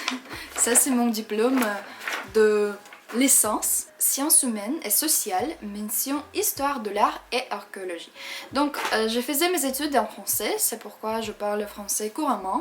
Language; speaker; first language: French; non-native, fluent; Russian